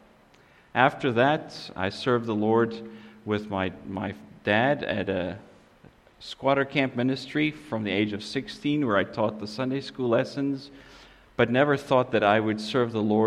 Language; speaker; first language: English; non-native, local second language; Afrikaans